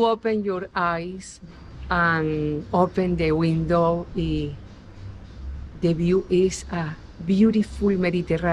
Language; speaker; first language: English; non-native, learner; Spanish